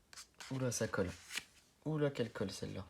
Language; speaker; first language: French; native; French